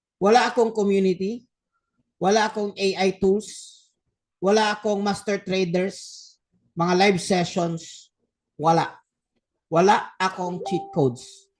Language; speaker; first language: Filipino; non-native, local second language; Cebuano